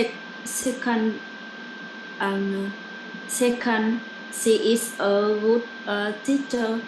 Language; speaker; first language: English; non-native, learner; Vietnamese